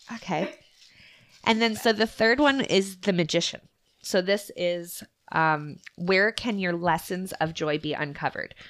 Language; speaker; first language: English; native; English